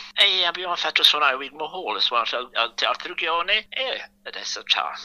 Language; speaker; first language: Italian; non-native, fluent; English